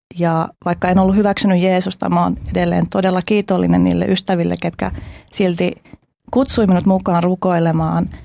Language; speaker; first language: Finnish; early bilingual, other home language; Albanian